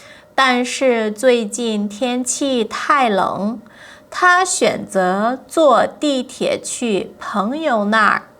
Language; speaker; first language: Chinese; non-native, fluent; Portuguese